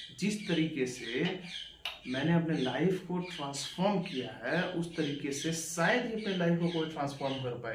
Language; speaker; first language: Hindi; native; Hindi